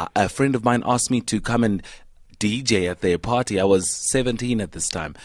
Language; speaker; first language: English; non-native, local second language; Xhosa